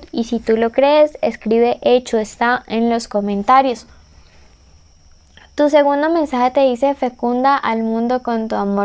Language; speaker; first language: Spanish; native; Spanish